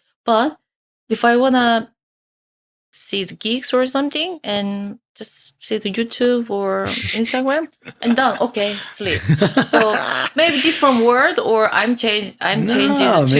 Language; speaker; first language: English; non-native, fluent; Korean